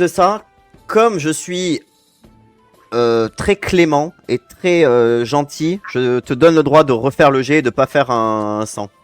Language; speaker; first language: French; native; French